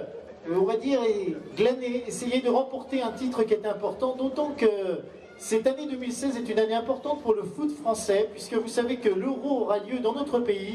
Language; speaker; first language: French; native; French